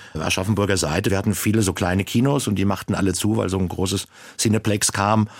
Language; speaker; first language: German; native; German